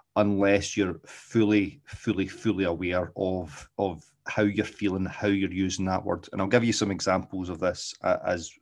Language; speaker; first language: English; native; English